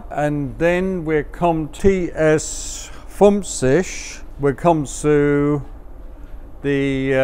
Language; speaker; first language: German; non-native, fluent; English